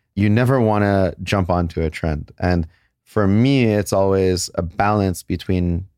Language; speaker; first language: English; native; English